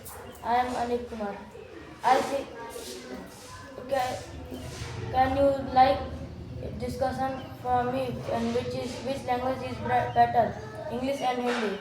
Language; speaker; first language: English; non-native, learner; Hindi